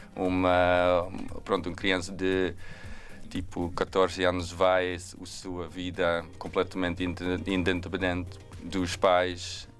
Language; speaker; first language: Portuguese; non-native, learner; Dutch